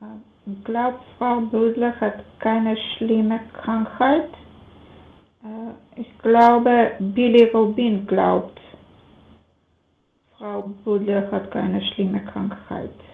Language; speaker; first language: German; non-native, learner; Macedonian